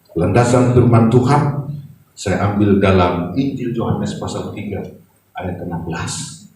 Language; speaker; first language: Indonesian; non-native, local second language; Batak Toba